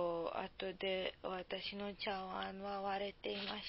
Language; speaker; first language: Japanese; non-native, learner; Serbian